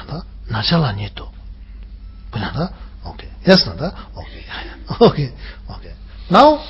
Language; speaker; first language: Russian; non-native, learner; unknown